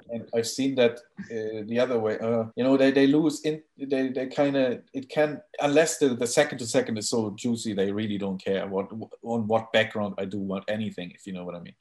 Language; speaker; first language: English; non-native, fluent; German